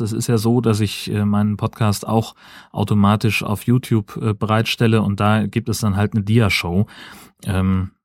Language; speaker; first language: German; native; German